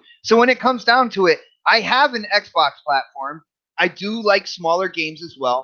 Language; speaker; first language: English; native; English